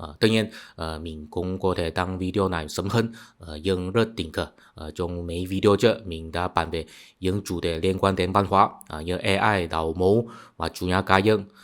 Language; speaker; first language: Vietnamese; non-native, fluent; Chinese